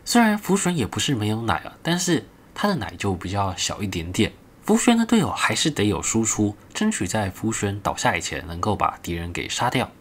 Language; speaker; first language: Chinese; native; Chinese